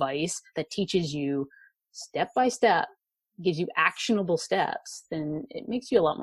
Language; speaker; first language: English; native; English